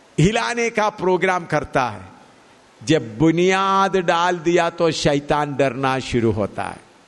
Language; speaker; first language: Hindi; non-native, local second language; Malayalam